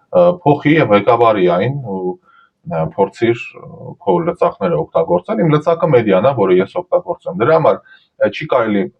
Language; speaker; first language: Armenian; early bilingual, heritage; Armenian